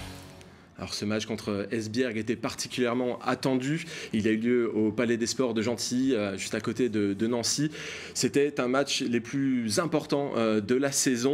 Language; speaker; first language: French; native; French